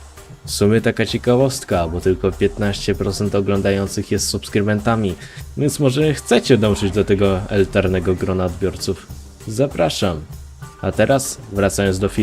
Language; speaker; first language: Polish; native; Polish